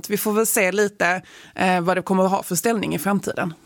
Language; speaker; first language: Swedish; native; Swedish